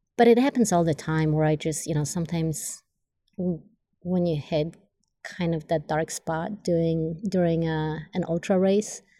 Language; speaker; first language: English; non-native, fluent; Polish